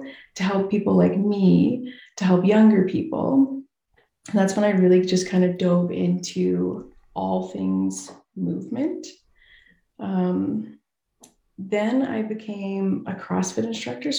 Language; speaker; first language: English; native; English